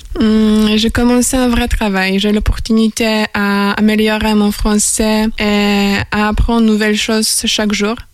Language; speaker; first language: French; non-native, fluent; Polish